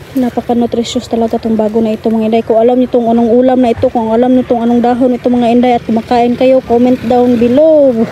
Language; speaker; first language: Filipino; non-native, local second language; Cebuano